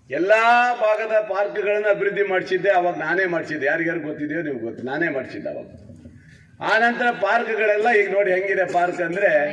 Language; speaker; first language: Kannada; native; Kannada